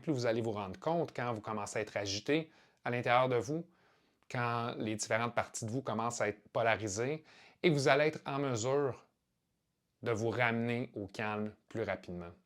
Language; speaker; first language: French; native; French